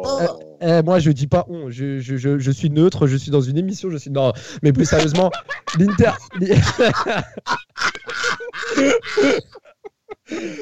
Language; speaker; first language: French; native; French